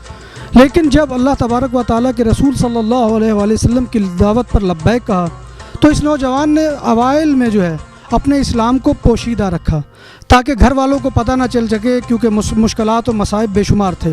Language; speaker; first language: Urdu; native; Urdu